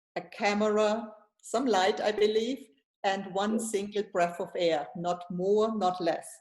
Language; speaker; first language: English; non-native, fluent; German